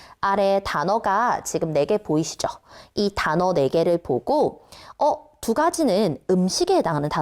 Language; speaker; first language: Korean; native; Korean